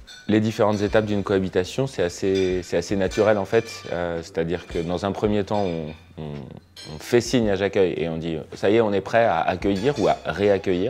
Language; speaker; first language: French; native; French